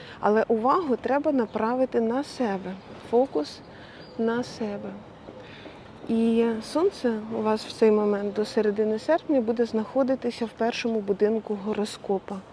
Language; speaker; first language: Ukrainian; non-native, local second language; Russian